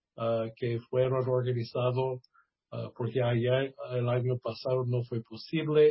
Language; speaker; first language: Spanish; non-native, fluent; English